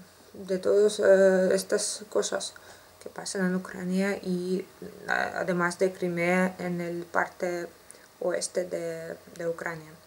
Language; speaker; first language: Spanish; non-native, learner; Russian